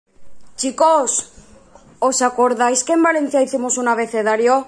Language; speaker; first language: Spanish; native; Spanish